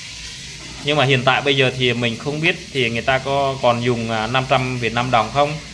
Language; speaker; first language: Vietnamese; non-native, local second language; Jarai